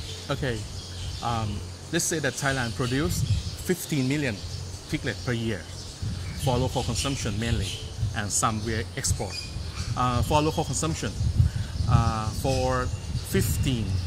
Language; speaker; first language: English; non-native, fluent; Thai